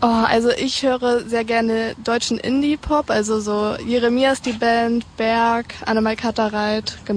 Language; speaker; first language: German; native; German